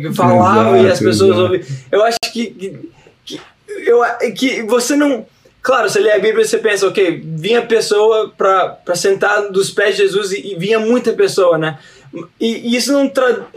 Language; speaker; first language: Portuguese; early bilingual, heritage; Portuguese